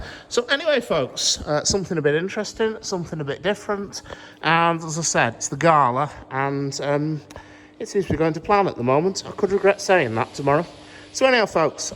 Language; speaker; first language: English; native; English